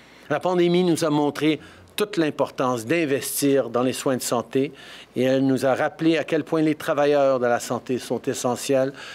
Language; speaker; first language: French; early bilingual, heritage; French